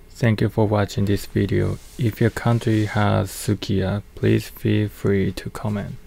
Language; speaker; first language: English; non-native, learner; Japanese